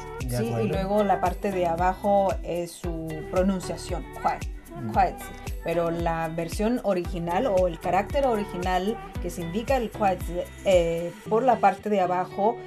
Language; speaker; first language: Spanish; non-native, fluent; Chinese